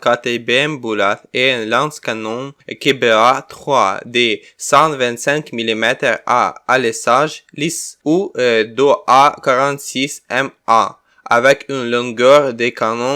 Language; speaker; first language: French; non-native, learner; Ukrainian